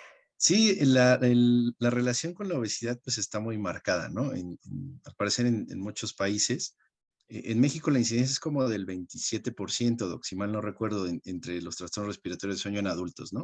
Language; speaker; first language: Spanish; native; Spanish